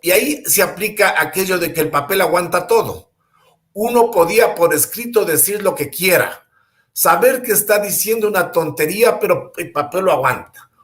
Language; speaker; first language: Spanish; native; Spanish